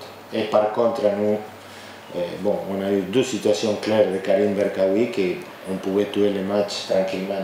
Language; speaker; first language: French; non-native, fluent; Spanish